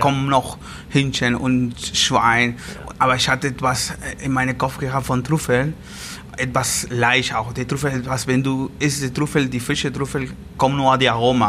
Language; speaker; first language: German; non-native, learner; Spanish